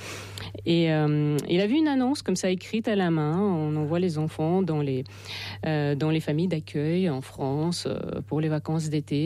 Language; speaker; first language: French; non-native, fluent; Russian